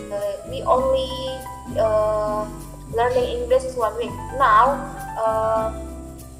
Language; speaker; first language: English; non-native, learner; Indonesian